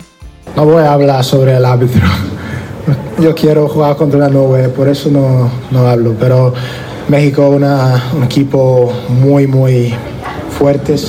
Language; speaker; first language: Spanish; non-native, learner; English